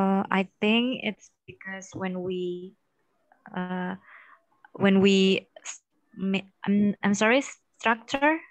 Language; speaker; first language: English; non-native, fluent; Indonesian